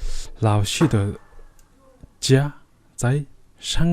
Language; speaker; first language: Chinese; non-native, learner; Mongolian